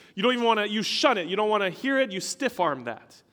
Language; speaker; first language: English; native; English